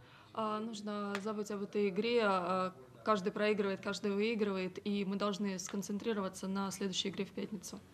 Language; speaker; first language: Russian; native; Russian